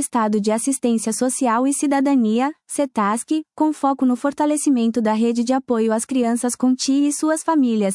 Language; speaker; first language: Portuguese; native; Portuguese